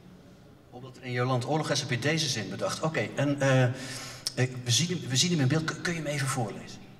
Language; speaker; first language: Dutch; native; Dutch